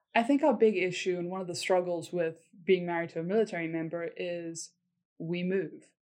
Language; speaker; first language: English; native; English